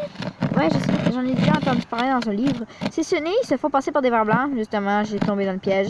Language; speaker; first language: French; native; French